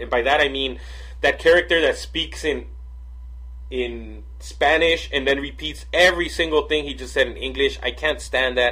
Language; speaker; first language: English; native; English